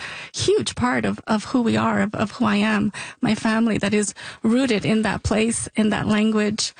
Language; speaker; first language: English; early bilingual, other home language; Sicilian